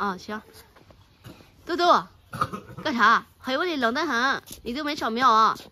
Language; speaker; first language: Chinese; native; Chinese